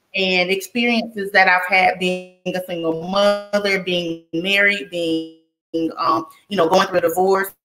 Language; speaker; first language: English; native; English